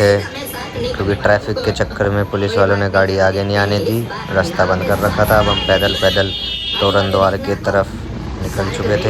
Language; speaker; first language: Hindi; native; Hindi